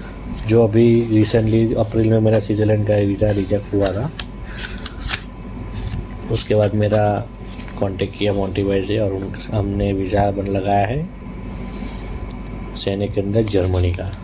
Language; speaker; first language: Hindi; non-native, local second language; Gujarati